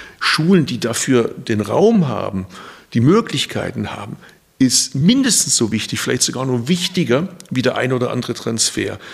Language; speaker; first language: German; early bilingual, other home language; Turkish